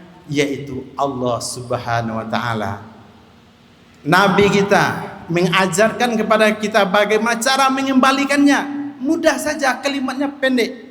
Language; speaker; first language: Indonesian; native; Indonesian